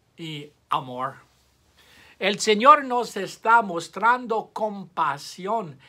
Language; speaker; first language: Spanish; non-native, fluent; English